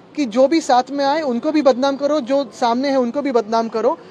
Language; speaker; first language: Hindi; non-native, local second language; Marathi